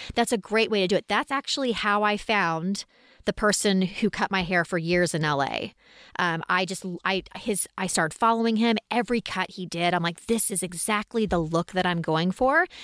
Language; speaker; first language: English; native; English